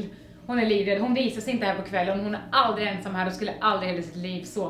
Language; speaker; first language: Swedish; native; Swedish